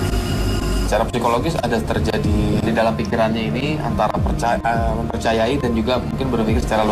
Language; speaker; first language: Indonesian; native; Indonesian